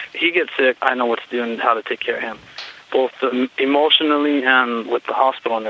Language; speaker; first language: English; native; English